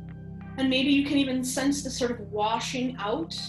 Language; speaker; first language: English; native; English